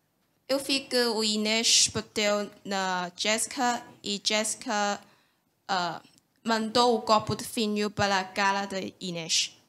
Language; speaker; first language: Portuguese; non-native, local second language; Cantonese